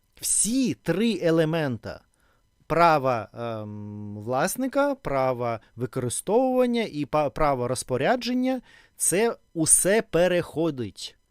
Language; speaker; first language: Ukrainian; non-native, learner; Russian